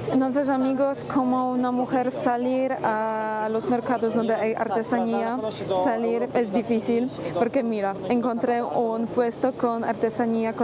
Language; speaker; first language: Spanish; non-native, fluent; Polish